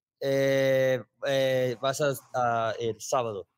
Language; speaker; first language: Spanish; non-native, learner; Portuguese